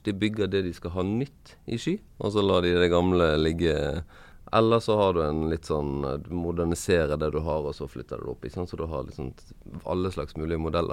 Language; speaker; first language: Norwegian; native; Norwegian